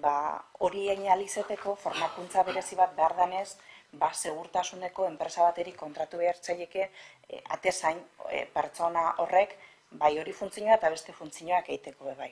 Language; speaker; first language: Basque; native; Basque